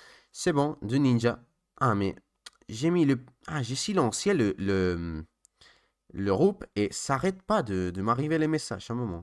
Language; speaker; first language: French; non-native, learner; Spanish